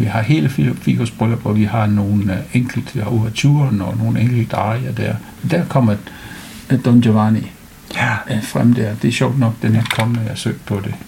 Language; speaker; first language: Danish; non-native, fluent; English